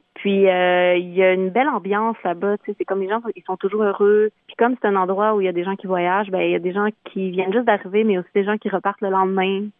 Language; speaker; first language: French; native; French